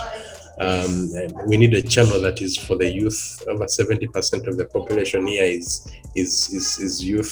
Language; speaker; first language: English; non-native, local second language; Ganda